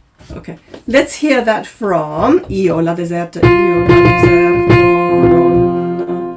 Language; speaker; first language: Italian; non-native, fluent; English